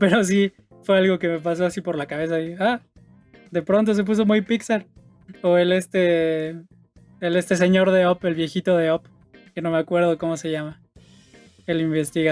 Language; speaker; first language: Spanish; native; Spanish